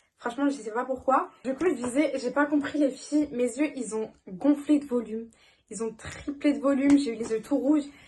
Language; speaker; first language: French; native; French